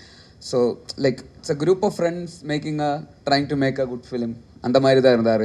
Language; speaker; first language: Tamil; non-native, learner; Malayalam